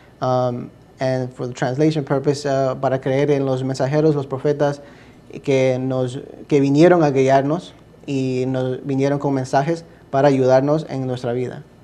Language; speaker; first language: Spanish; early bilingual, heritage; Spanish